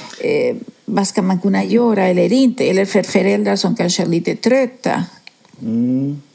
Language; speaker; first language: Swedish; non-native, fluent; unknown